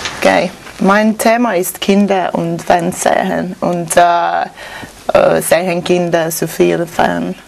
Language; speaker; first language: German; non-native, learner; Finnish